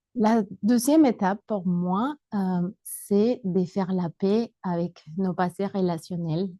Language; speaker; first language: French; non-native, fluent; Spanish